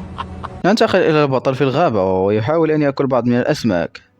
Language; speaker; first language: Arabic; native; Arabic